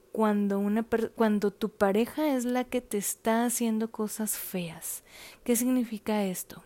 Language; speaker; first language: Spanish; native; Spanish